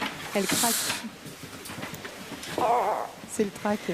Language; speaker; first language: French; native; French